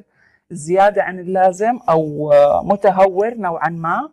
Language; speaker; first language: Arabic; native; Arabic